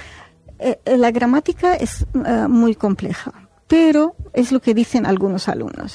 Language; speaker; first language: Spanish; non-native, fluent; Arabic